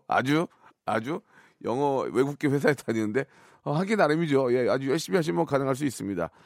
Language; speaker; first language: Korean; native; Korean